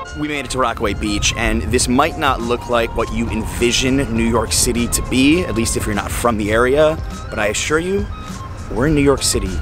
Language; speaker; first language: English; native; English